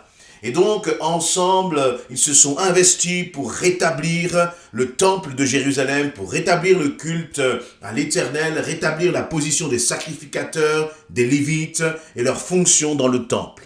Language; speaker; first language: French; native; French